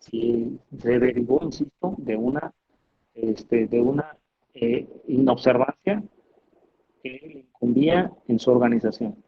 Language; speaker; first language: Spanish; native; Spanish